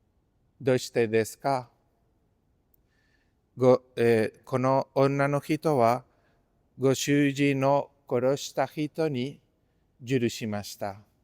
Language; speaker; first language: Japanese; non-native, fluent; Spanish